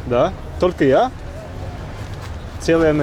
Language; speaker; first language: Russian; non-native, learner; English